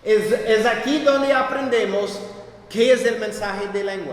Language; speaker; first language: Spanish; non-native, fluent; English